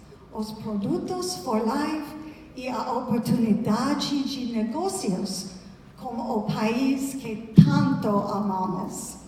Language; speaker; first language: Portuguese; non-native, learner; English